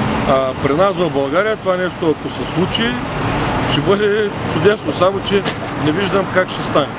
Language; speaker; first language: Bulgarian; native; Bulgarian